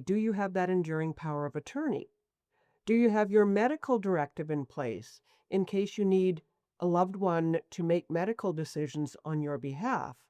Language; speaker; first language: English; native; English